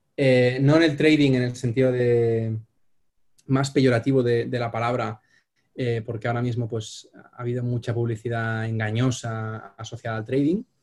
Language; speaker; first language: Spanish; non-native, local second language; Catalan